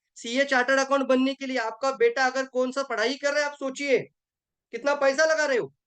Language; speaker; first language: Hindi; non-native, local second language; Marathi